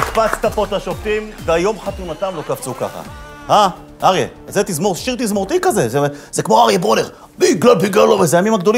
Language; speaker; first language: Hebrew; native; Hebrew